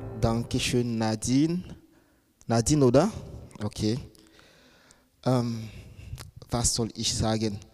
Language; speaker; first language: German; non-native, fluent; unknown